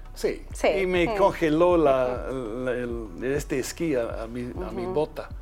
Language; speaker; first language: Spanish; non-native, fluent; English